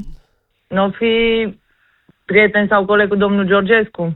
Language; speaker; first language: Romanian; native; Romanian